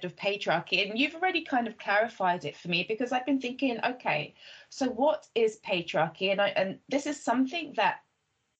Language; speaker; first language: English; native; English